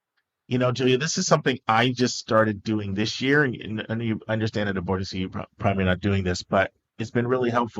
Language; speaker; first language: English; native; English